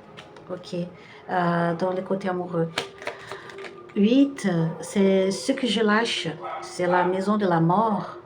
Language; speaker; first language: French; non-native, fluent; Portuguese